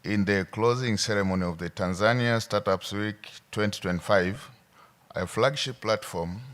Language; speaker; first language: English; non-native, local second language; Swahili